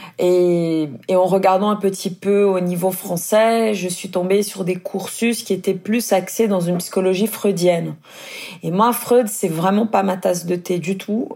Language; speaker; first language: French; non-native, fluent; Portuguese